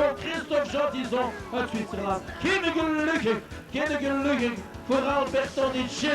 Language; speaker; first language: Dutch; non-native, learner; French